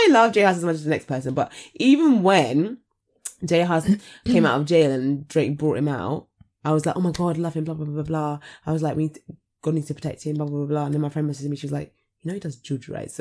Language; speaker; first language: English; native; English